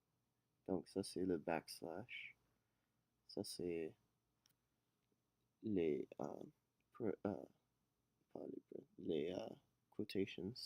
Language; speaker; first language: French; non-native, learner; English